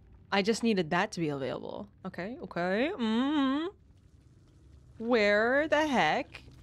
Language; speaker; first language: English; native; English